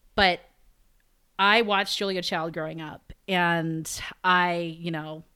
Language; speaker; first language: English; native; English